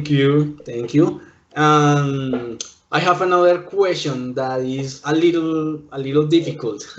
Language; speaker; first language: English; non-native, learner; Spanish